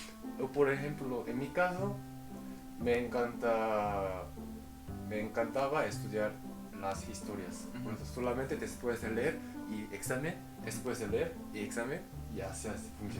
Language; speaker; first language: Spanish; non-native, fluent; Korean